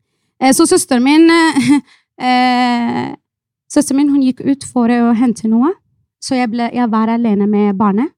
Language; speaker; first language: Norwegian; non-native, fluent; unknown